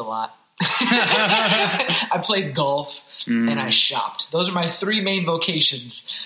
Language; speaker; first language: English; native; English